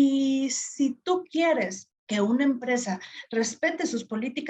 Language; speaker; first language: Spanish; native; Spanish